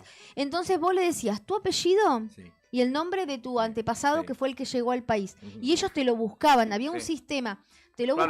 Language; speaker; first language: Spanish; native; Spanish